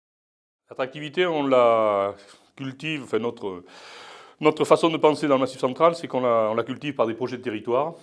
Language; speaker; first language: French; native; French